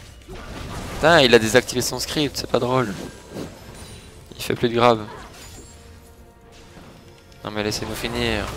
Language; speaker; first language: French; native; French